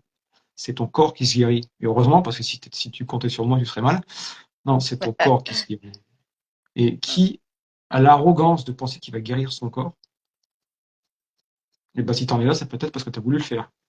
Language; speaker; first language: French; native; French